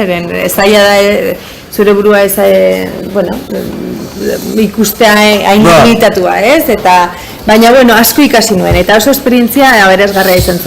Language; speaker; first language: Basque; non-native, local second language; Spanish